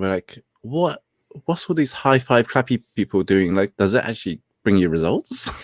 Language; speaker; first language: English; native; English